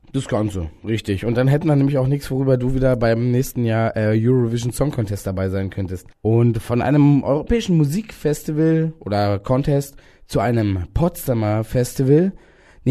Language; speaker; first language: German; native; German